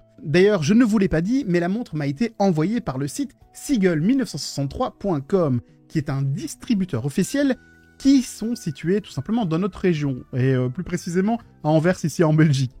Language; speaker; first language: French; native; French